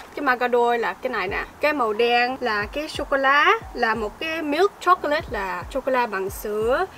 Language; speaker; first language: Vietnamese; early bilingual, heritage; Vietnamese